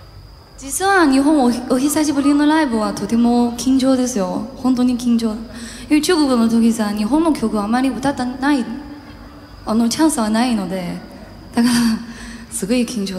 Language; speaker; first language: Japanese; non-native, learner; Chinese